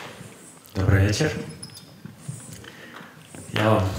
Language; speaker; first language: Russian; native; Russian